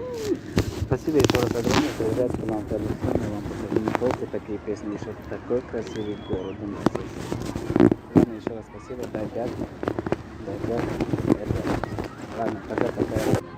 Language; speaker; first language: Russian; non-native, local second language; Tajik